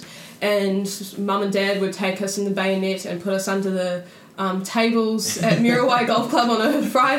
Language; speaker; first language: English; native; English